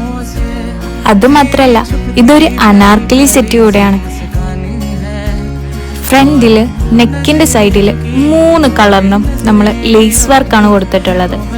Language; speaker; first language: Malayalam; native; Malayalam